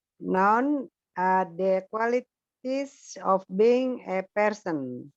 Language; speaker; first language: English; non-native, learner; Indonesian